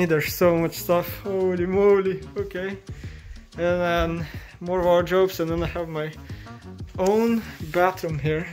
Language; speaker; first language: English; non-native, fluent; Slovenian